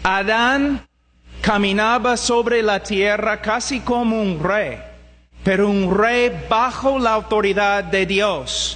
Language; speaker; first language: Spanish; non-native, fluent; English